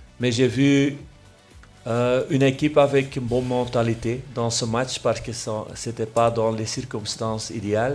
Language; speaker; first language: French; non-native, local second language; Dutch